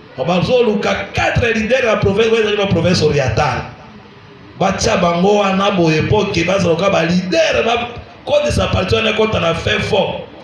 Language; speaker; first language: Lingala; native; Lingala